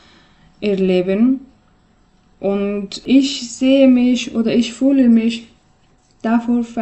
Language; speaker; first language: German; non-native, learner; Persian